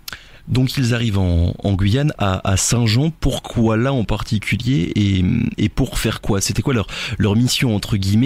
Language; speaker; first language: French; native; French